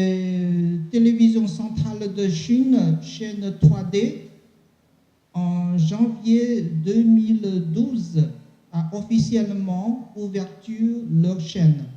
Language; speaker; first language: French; non-native, learner; Chinese